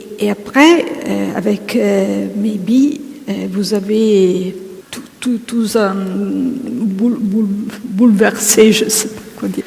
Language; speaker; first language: French; non-native, fluent; Italian